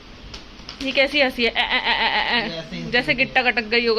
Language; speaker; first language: Hindi; native; Hindi